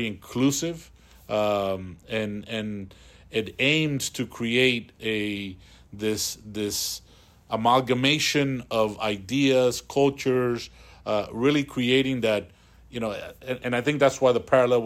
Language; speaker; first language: English; early bilingual, other home language; Spanish